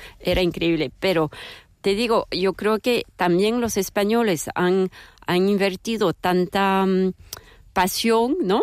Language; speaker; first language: Spanish; non-native, fluent; French